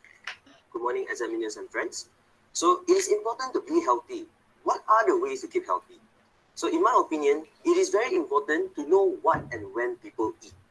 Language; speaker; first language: English; non-native, fluent; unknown